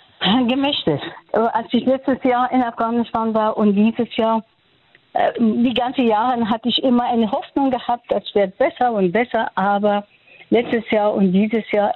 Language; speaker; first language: German; non-native, fluent; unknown